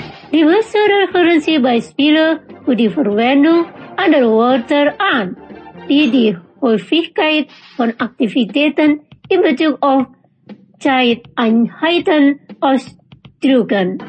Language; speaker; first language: German; non-native, fluent; Indonesian